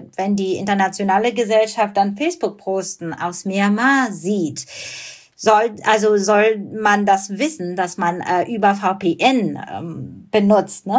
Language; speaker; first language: German; non-native, fluent; Burmese